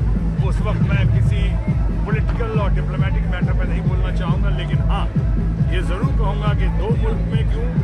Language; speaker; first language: Hindi; native; Hindi